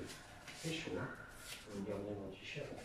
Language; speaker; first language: French; native; French